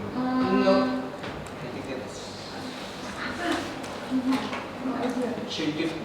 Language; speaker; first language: English; non-native, learner; Indonesian